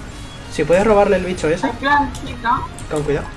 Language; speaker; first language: Spanish; native; Spanish